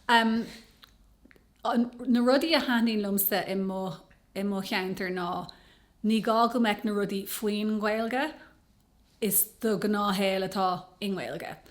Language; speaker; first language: Irish; non-native, local second language; English